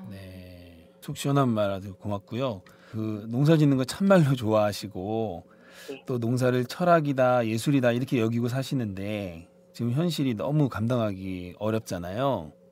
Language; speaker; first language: Korean; native; Korean